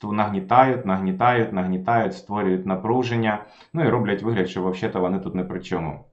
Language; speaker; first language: Ukrainian; non-native, local second language; Russian